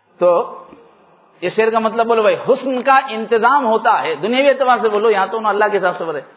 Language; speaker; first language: Urdu; native; Urdu